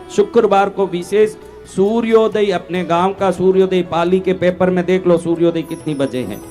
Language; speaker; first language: Hindi; non-native, local second language; Marwari